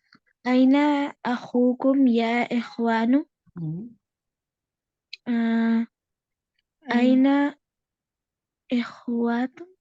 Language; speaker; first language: Arabic; non-native, learner; Urdu